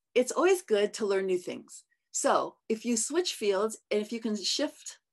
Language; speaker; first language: English; native; English